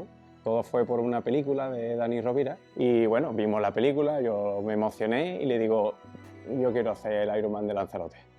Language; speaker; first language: Spanish; native; Spanish